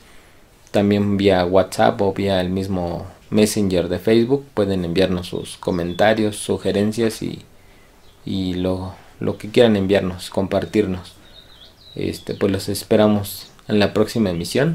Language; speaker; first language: Spanish; native; Spanish